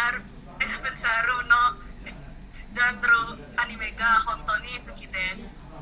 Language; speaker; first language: Japanese; non-native, learner; Indonesian